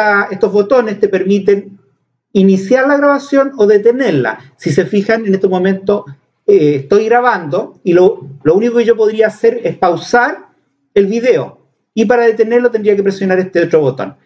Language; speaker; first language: Spanish; native; Spanish